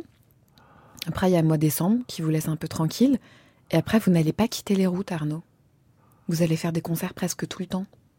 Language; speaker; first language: French; native; French